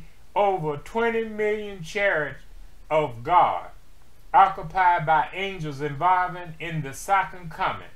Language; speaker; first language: English; native; English